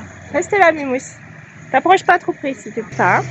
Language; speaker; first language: French; native; French